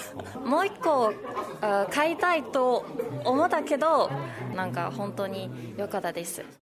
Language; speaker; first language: Japanese; non-native, learner; Chinese